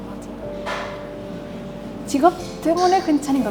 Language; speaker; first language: Korean; non-native, learner; Spanish